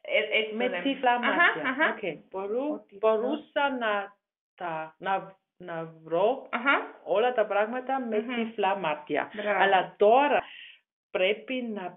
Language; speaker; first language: Greek; non-native, learner; German